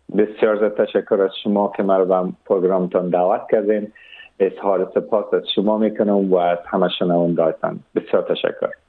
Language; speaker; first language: Persian; early bilingual, heritage; Persian